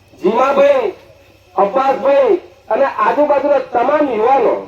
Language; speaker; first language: Gujarati; non-native, local second language; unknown